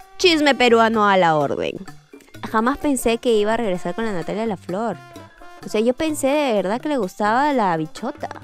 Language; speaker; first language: Spanish; native; Spanish